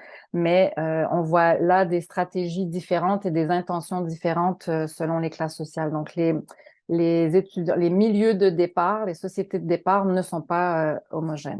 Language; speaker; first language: French; native; French